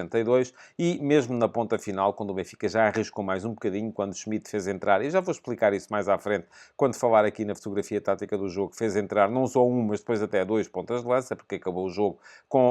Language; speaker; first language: Portuguese; native; Portuguese